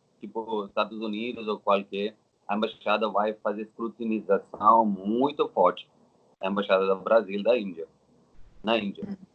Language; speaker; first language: Portuguese; non-native, learner; Telugu